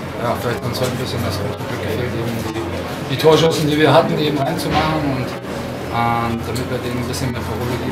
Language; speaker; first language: German; native; German